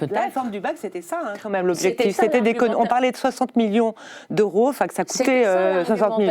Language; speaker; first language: French; native; French